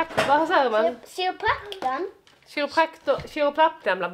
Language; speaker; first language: Swedish; native; Swedish